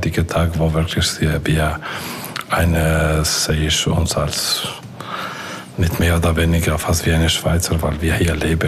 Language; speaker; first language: German; non-native, learner; Albanian